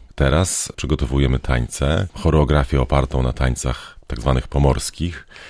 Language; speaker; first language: Polish; native; Polish